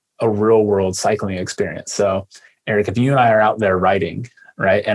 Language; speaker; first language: English; native; English